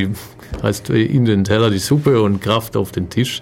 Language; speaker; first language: German; native; German